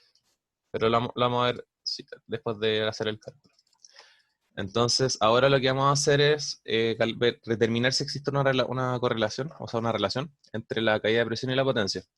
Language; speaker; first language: Spanish; native; Spanish